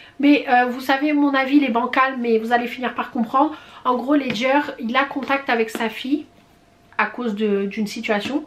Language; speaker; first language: French; early bilingual, other home language; Portuguese